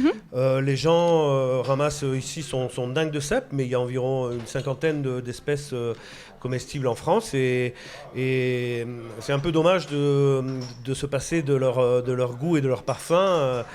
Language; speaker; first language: French; native; French